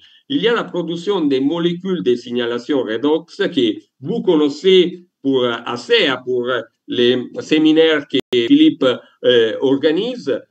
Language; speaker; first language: French; non-native, learner; Italian